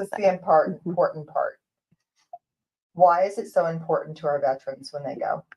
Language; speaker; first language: English; native; English